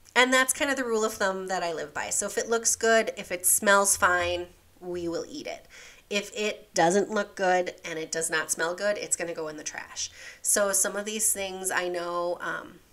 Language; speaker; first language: English; native; English